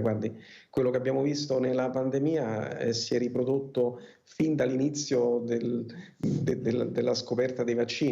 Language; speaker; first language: Italian; native; Italian